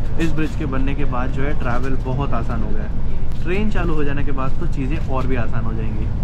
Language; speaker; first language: Hindi; native; Hindi